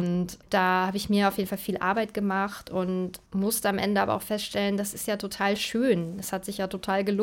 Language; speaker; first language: German; native; German